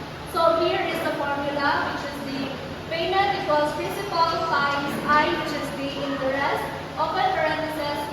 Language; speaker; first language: English; non-native, local second language; Cebuano